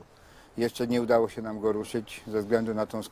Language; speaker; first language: Polish; native; Polish